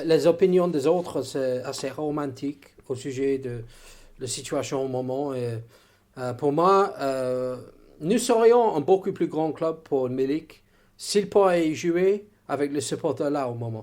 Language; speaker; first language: French; non-native, fluent; English